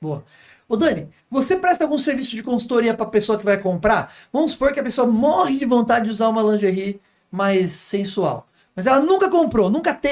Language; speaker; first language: Portuguese; native; Portuguese